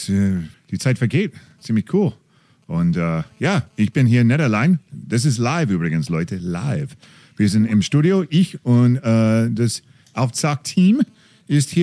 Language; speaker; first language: German; non-native, fluent; English